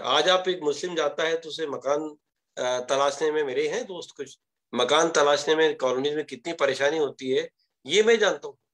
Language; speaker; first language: Hindi; native; Hindi